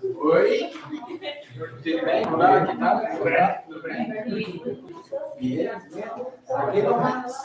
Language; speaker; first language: Portuguese; non-native, learner; English